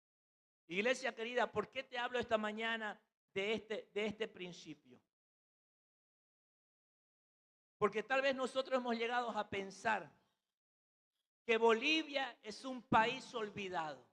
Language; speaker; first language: Spanish; native; Spanish